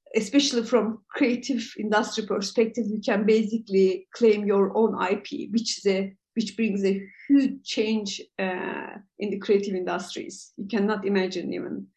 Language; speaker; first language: English; non-native, fluent; Turkish